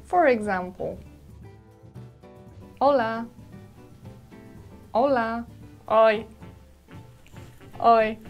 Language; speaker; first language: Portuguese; non-native, fluent; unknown